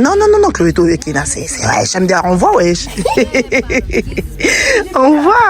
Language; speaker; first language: French; native; French